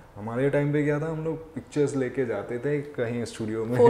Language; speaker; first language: Hindi; non-native, local second language; Assamese